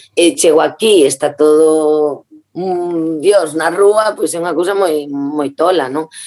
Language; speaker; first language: Galician; native; Galician